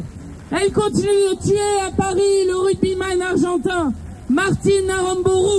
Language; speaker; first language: French; native; French